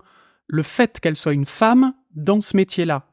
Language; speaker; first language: French; native; French